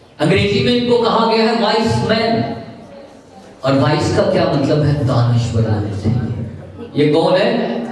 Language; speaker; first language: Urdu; non-native, local second language; Punjabi